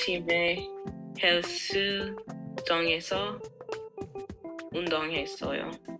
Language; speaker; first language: Korean; non-native, learner; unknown